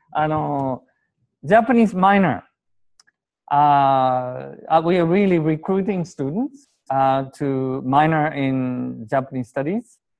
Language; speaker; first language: English; non-native, fluent; Japanese